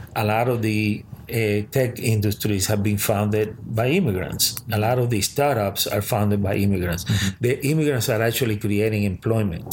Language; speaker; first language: English; early bilingual, other home language; Spanish